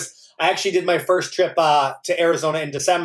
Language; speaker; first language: English; native; English